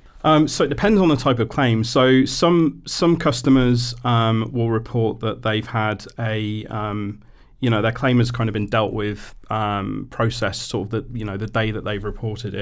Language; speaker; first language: English; native; English